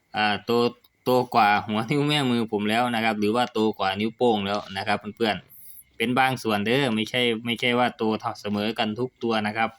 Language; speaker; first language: Thai; non-native, local second language; Northeastern Thai